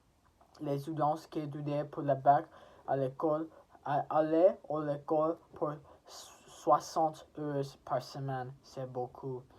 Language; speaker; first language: French; non-native, learner; English